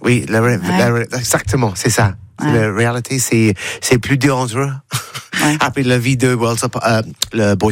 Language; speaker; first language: French; non-native, learner; English